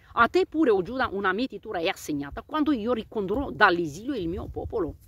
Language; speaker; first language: Italian; non-native, fluent; Romanian